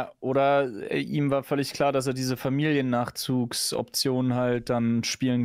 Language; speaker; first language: German; native; German